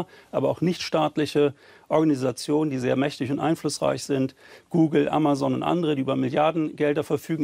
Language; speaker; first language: German; native; German